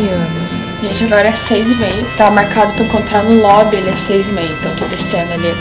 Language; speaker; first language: Portuguese; native; Portuguese